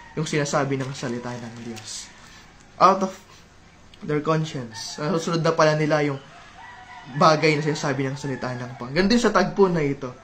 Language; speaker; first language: Filipino; native; Filipino